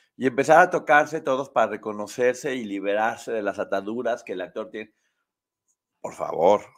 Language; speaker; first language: Spanish; native; Spanish